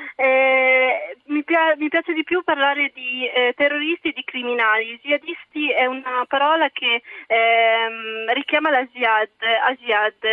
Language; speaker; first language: Italian; early bilingual, other home language; Arabic